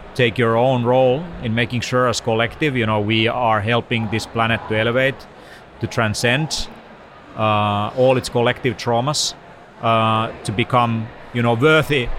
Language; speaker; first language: English; non-native, fluent; Finnish